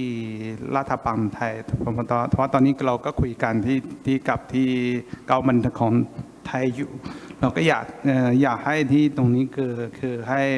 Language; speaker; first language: Thai; non-native, fluent; Chinese